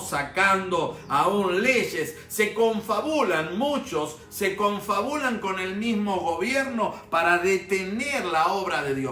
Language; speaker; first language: Spanish; native; Spanish